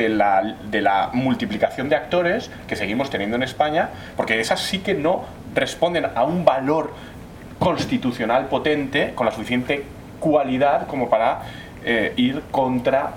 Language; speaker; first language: Spanish; native; Spanish